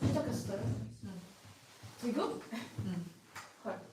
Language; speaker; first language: Korean; non-native, learner; English